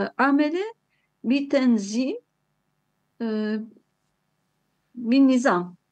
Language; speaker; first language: Arabic; non-native, learner; Turkish